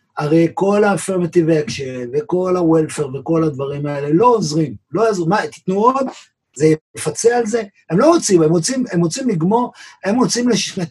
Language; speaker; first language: Hebrew; native; Hebrew